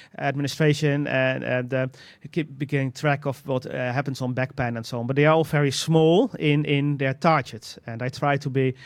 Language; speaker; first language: English; non-native, fluent; Dutch